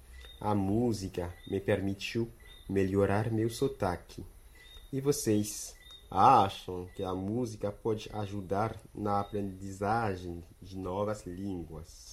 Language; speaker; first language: Portuguese; non-native, fluent; French